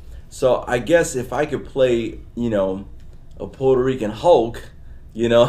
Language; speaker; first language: English; early bilingual, other home language; Spanish